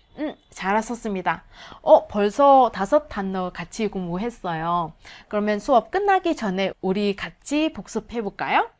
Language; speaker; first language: Korean; non-native, learner; Vietnamese